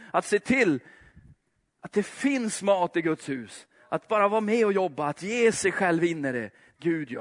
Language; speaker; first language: Swedish; native; Swedish